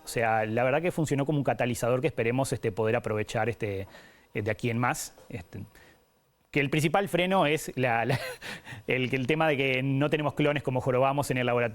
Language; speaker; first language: Spanish; native; Spanish